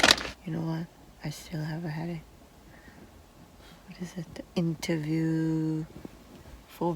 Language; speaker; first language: English; non-native, learner; Korean